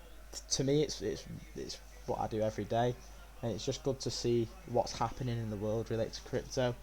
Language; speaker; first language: English; native; English